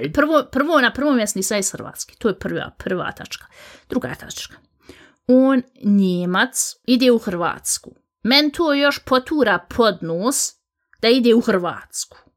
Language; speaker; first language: Bosnian; early bilingual, heritage; Bosnian